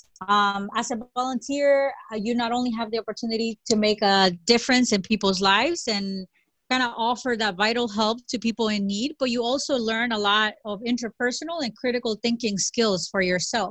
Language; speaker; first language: English; early bilingual, other home language; Spanish